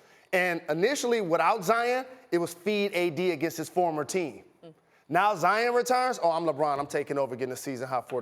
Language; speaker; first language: English; native; English